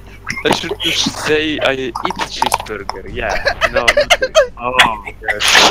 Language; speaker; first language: English; non-native, learner; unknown